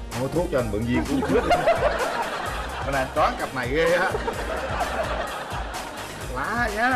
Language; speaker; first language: Vietnamese; native; Vietnamese